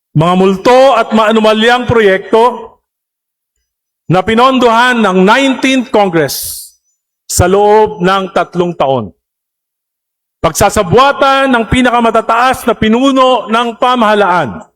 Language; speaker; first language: Filipino; native; Filipino